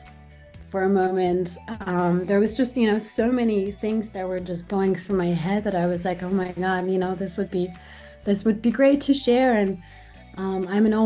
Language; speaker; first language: English; non-native, fluent; German